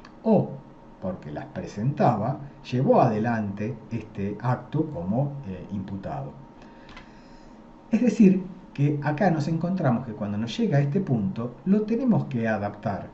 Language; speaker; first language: Spanish; native; Spanish